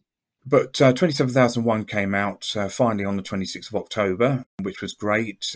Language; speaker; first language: English; native; English